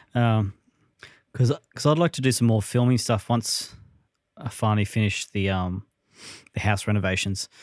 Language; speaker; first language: English; native; English